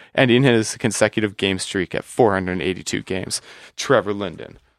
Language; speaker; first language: English; native; English